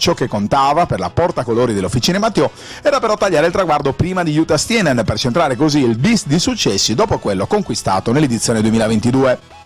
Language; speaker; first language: Italian; native; Italian